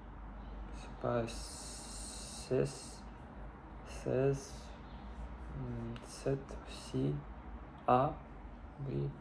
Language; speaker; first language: French; non-native, learner; Russian